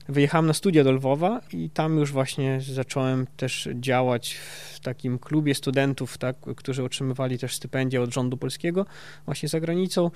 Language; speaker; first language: Polish; early bilingual, heritage; Polish